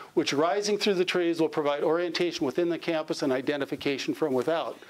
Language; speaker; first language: English; native; English